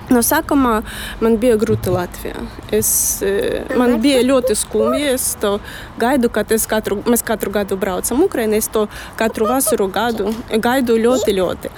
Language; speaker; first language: Latvian; non-native, learner; Russian